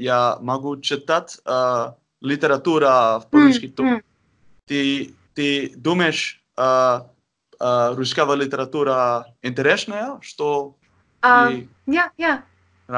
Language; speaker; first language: Russian; non-native, learner; Dutch